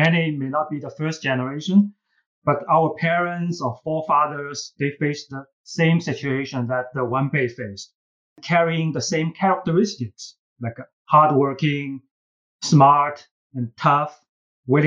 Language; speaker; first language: English; non-native, fluent; Chinese